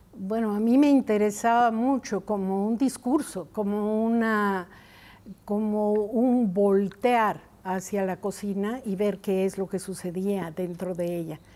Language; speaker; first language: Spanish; native; Spanish